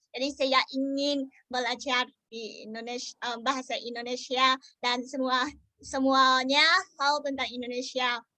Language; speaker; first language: Indonesian; non-native, learner; Vietnamese